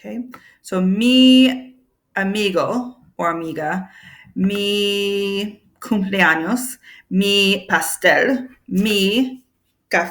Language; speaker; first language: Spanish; non-native, fluent; English